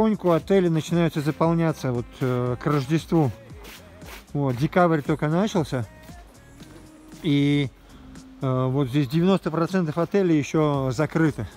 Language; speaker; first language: Russian; native; Russian